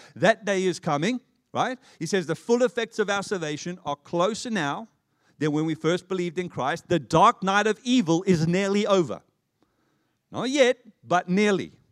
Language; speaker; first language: English; native; English